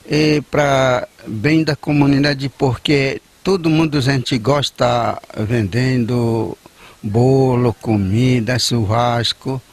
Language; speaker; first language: Portuguese; non-native, local second language; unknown